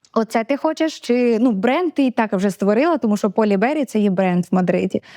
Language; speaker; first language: Ukrainian; native; Ukrainian